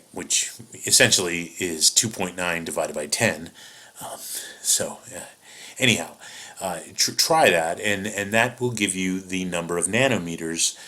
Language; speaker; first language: English; native; English